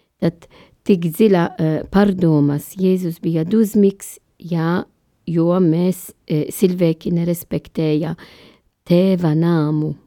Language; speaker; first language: Latvian; non-native, learner; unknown